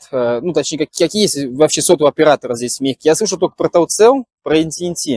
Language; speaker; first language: Russian; native; Russian